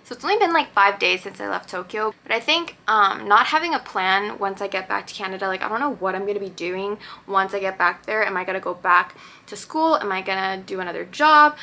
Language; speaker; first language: English; early bilingual, other home language; Japanese